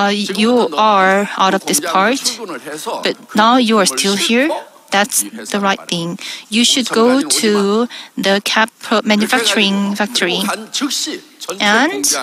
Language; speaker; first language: English; non-native, fluent; Korean